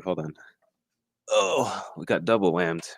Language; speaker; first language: English; native; English